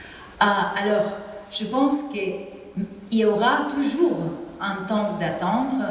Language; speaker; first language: French; non-native, fluent; Spanish